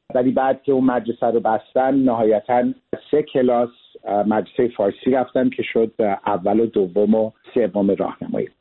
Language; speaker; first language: Persian; early bilingual, heritage; Persian